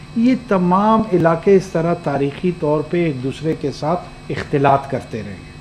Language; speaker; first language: Urdu; non-native, local second language; Pashto